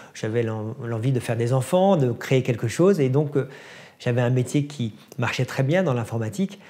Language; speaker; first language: French; native; French